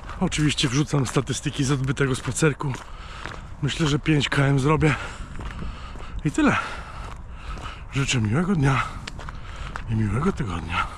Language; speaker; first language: Polish; native; Polish